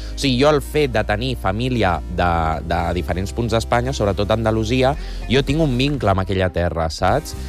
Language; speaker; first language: Catalan; non-native, local second language; Spanish